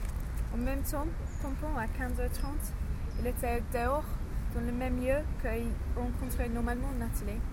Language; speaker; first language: French; non-native, learner; English